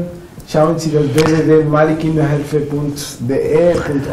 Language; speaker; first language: German; non-native, fluent; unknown